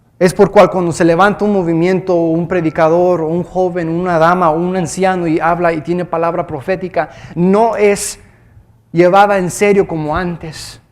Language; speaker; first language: Spanish; early bilingual, heritage; Spanish